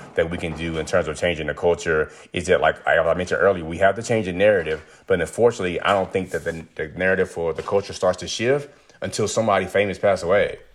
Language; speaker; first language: English; native; English